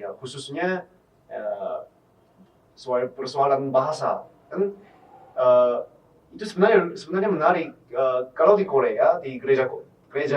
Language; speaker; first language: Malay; non-native, fluent; Korean